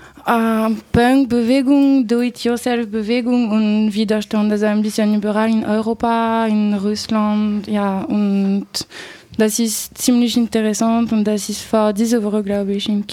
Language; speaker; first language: German; non-native, learner; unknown